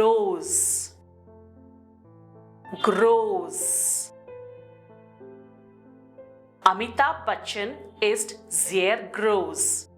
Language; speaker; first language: German; non-native, fluent; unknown